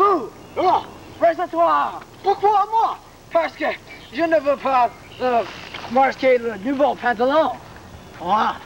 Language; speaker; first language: French; non-native, learner; English